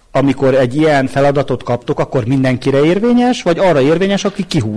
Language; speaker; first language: Hungarian; native; Hungarian